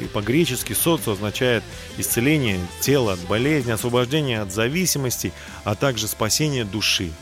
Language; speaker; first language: Russian; native; Russian